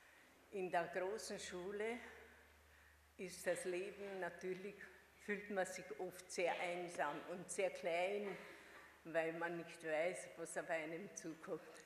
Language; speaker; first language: German; non-native, fluent; Hungarian